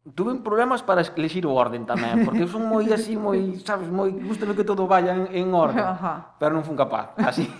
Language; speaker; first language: Galician; native; Galician